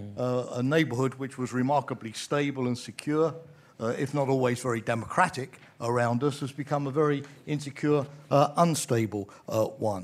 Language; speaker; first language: English; native; English